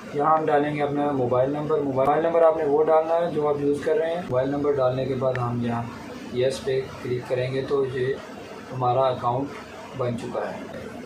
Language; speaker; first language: Urdu; non-native, local second language; Punjabi